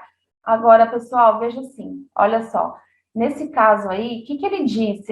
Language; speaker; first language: Portuguese; native; Portuguese